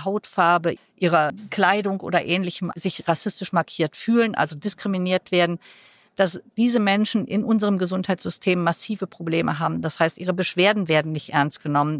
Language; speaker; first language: German; native; German